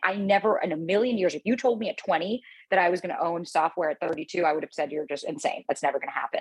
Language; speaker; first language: English; native; English